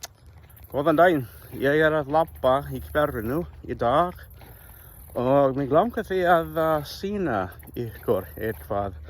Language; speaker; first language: Icelandic; non-native, learner; English